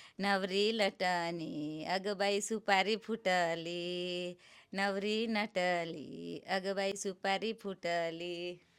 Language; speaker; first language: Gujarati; non-native, local second language; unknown